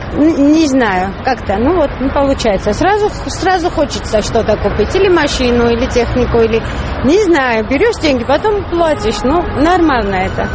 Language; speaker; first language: Russian; non-native, local second language; Georgian